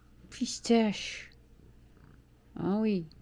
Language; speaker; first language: French; native; French